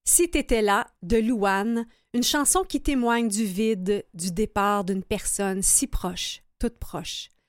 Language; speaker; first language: French; native; French